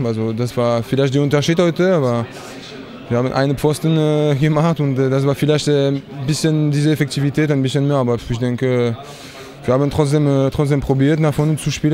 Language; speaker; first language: German; non-native, learner; French